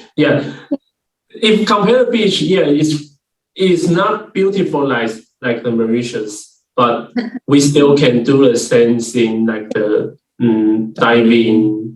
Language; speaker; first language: English; non-native, learner; Chinese